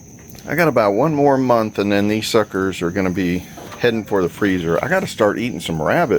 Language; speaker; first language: English; native; English